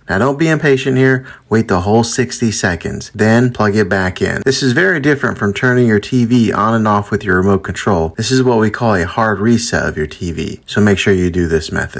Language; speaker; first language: English; native; English